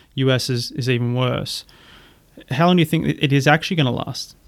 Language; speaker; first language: English; native; English